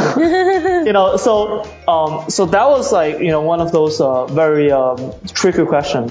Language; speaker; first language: English; early bilingual, other home language; Chinese